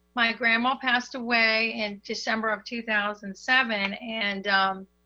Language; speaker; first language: English; native; English